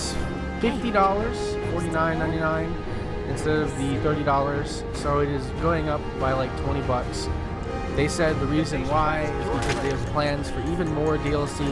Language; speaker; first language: English; native; English